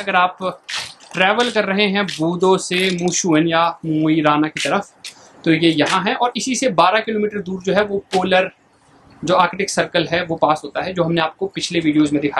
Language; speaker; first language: Hindi; native; Hindi